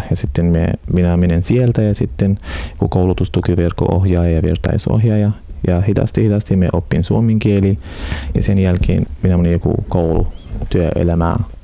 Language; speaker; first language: Finnish; non-native, learner; Arabic